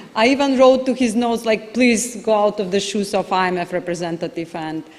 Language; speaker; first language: English; non-native, fluent; Macedonian